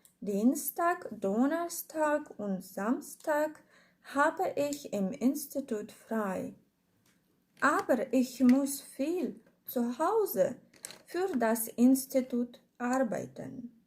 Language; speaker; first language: German; non-native, fluent; Ukrainian